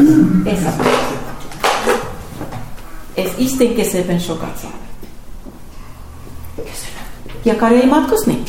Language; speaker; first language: Hungarian; non-native, learner; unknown